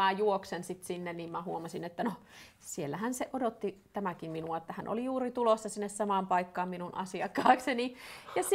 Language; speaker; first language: Finnish; native; Finnish